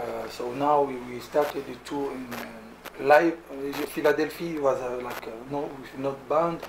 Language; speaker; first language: English; non-native, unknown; Lingala